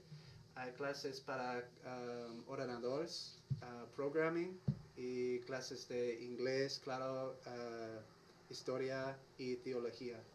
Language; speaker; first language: Spanish; non-native, learner; English